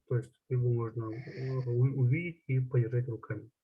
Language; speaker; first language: Russian; non-native, local second language; Kazakh